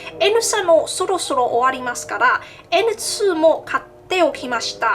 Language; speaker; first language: Japanese; non-native, learner; Min Nan Chinese